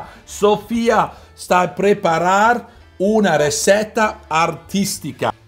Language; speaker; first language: Spanish; non-native, learner; Italian